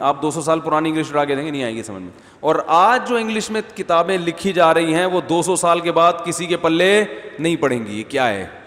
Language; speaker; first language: Urdu; native; Urdu